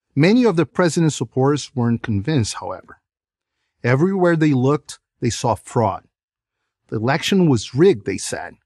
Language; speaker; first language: English; non-native, fluent; Portuguese